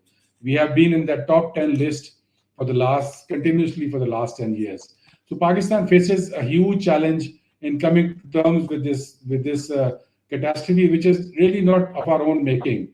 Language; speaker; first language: English; non-native, local second language; Urdu